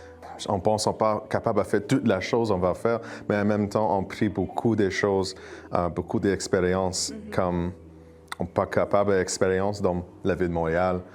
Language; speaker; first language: French; non-native, learner; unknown